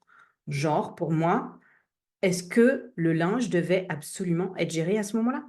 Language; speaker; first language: French; native; French